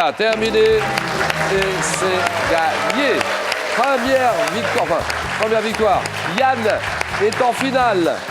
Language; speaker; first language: French; native; French